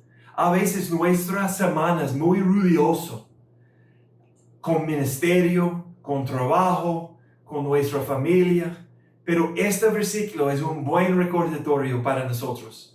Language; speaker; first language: Spanish; non-native, fluent; English